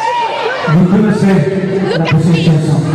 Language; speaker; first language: French; non-native, learner; Spanish